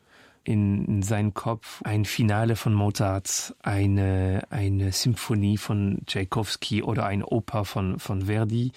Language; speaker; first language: German; non-native, fluent; French